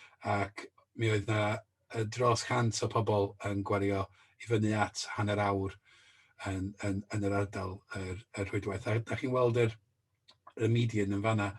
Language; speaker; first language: Welsh; native; Welsh